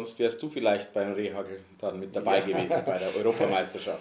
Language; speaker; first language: German; native; German